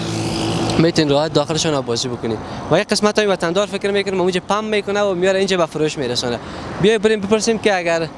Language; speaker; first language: Persian; native; Persian